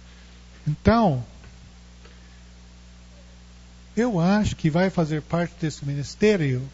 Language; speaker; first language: Portuguese; non-native, fluent; English